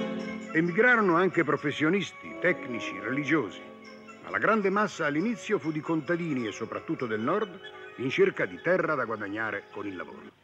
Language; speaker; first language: Italian; native; Italian